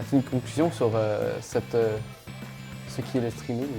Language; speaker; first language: French; native; French